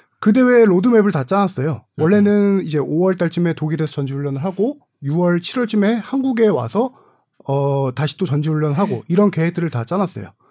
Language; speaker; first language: Korean; native; Korean